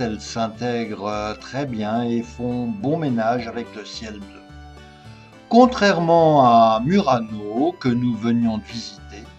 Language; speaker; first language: French; native; French